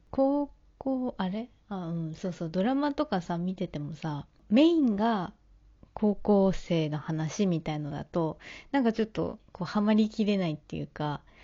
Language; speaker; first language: Japanese; native; Japanese